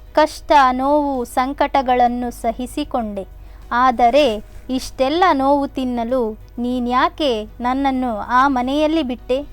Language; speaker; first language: Kannada; native; Kannada